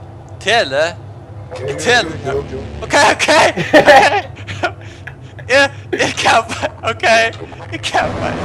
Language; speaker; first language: Swedish; non-native, learner; Faroese